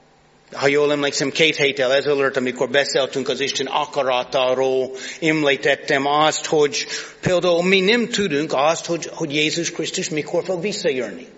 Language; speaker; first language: Hungarian; non-native, fluent; English